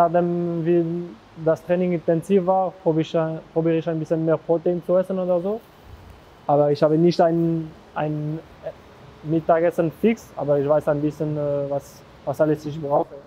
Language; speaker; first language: German; non-native, local second language; French